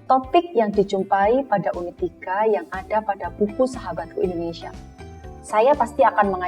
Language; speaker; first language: Indonesian; native; Indonesian